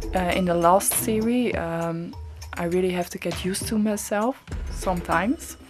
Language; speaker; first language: English; non-native, fluent; Dutch